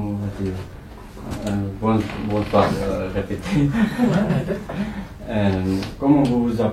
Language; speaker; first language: French; non-native, learner; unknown